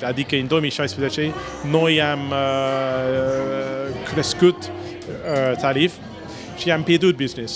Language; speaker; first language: Romanian; non-native, learner; English